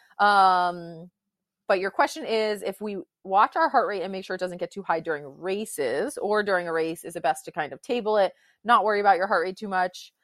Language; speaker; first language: English; native; English